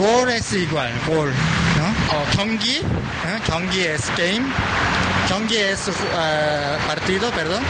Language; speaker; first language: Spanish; non-native, fluent; Korean